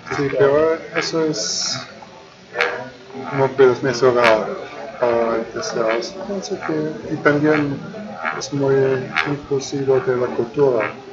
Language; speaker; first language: Spanish; non-native, fluent; German